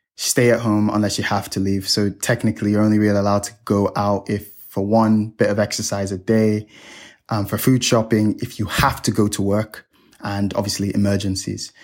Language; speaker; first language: English; native; English